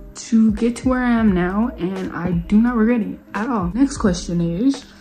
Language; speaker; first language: English; native; English